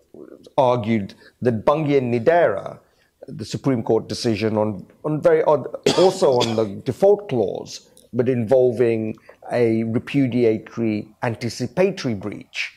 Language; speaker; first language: English; native; English